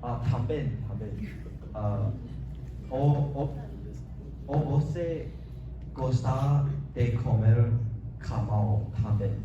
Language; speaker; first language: Portuguese; non-native, learner; English